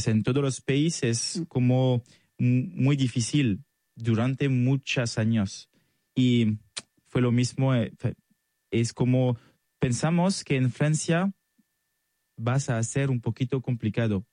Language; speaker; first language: Spanish; non-native, learner; French